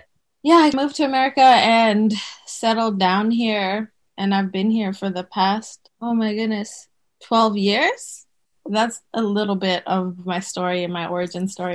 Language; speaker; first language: English; native; English